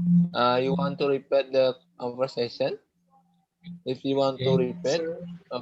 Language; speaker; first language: English; non-native, learner; Indonesian